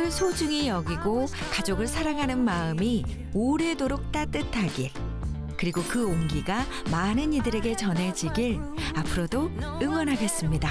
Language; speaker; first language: Korean; native; Korean